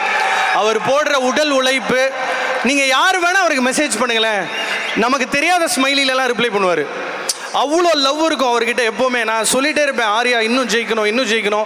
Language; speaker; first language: Tamil; native; Tamil